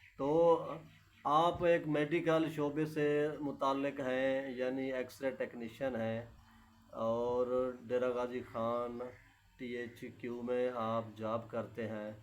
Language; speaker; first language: Urdu; non-native, local second language; Saraiki